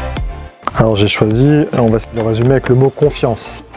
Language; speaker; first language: French; native; French